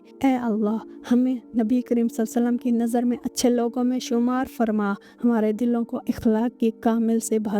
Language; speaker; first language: Hindi; native; Hindi